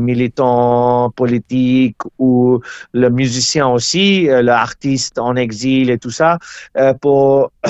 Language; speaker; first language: French; non-native, learner; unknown